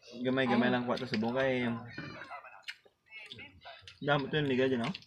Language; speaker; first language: Filipino; non-native, local second language; Hiligaynon